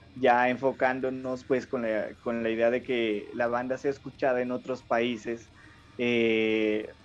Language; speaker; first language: Spanish; native; Spanish